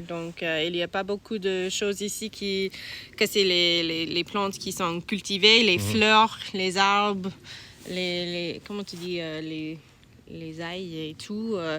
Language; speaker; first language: French; non-native, learner; English